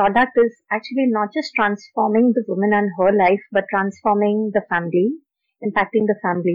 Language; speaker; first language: English; non-native, local second language; Assamese